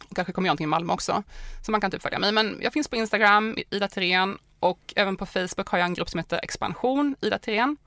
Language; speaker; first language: Swedish; native; Swedish